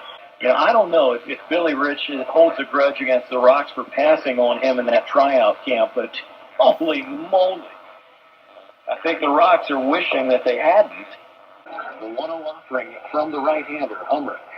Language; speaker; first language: English; native; English